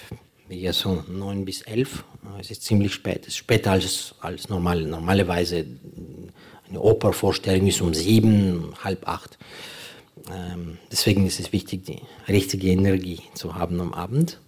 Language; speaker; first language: German; non-native, fluent; Ukrainian